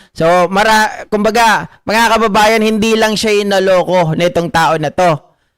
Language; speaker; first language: Filipino; native; Filipino